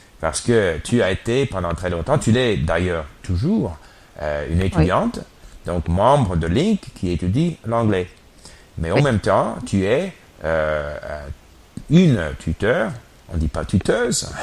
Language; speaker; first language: French; non-native, fluent; English